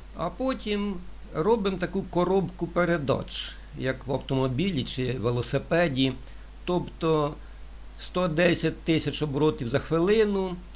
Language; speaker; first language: Ukrainian; non-native, local second language; Russian